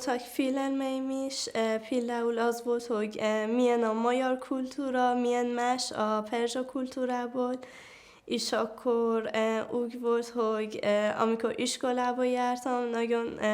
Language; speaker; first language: Hungarian; non-native, fluent; Persian